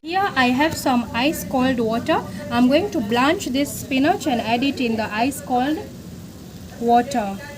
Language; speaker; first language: English; non-native, local second language; Gujarati